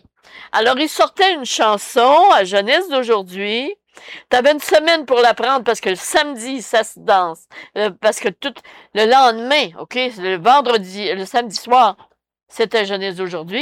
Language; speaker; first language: French; native; French